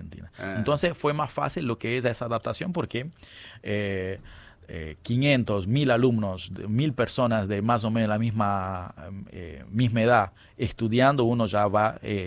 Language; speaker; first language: Spanish; non-native, fluent; Kabuverdianu